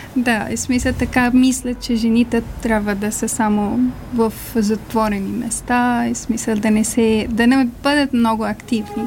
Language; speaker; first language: Bulgarian; non-native, fluent; Persian